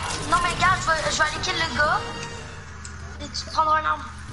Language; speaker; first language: French; native; French